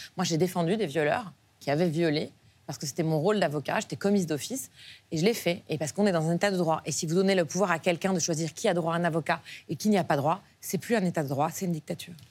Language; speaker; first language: French; native; French